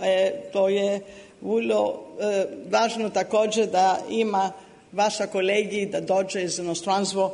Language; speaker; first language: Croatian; non-native, learner; English